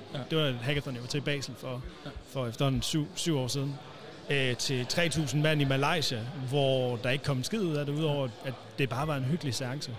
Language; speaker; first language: Danish; native; Danish